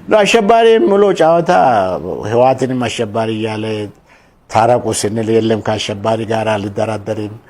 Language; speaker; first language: Amharic; non-native, local second language; Oromo